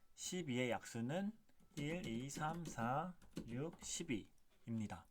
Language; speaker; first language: Korean; native; Korean